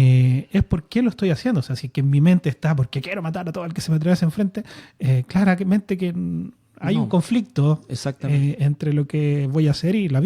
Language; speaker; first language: Spanish; native; Spanish